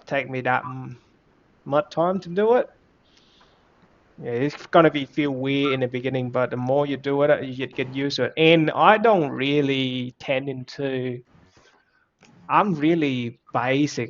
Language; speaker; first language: English; non-native, fluent; Vietnamese